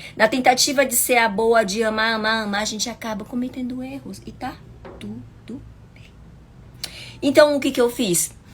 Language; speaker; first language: Portuguese; early bilingual, other home language; Chinese